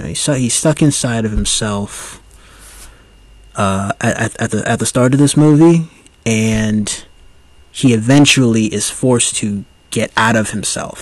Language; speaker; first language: English; native; English